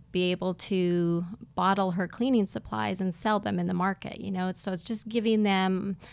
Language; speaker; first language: English; native; English